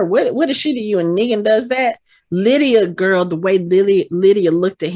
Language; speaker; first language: English; native; English